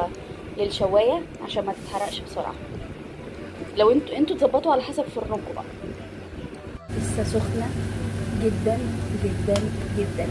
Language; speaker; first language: Arabic; native; Arabic